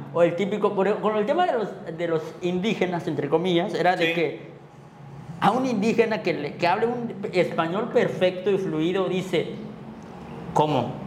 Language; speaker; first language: Spanish; non-native, local second language; Tzotzil